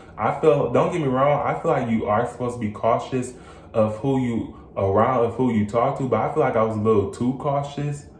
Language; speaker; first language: English; native; English